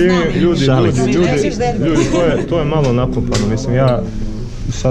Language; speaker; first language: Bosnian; early bilingual, heritage; Croatian